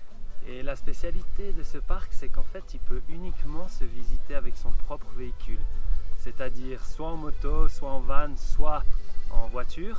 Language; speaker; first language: French; native; French